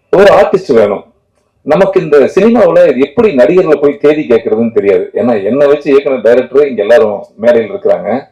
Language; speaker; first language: Tamil; native; Tamil